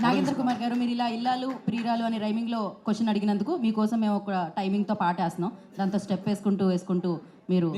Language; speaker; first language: Telugu; native; Telugu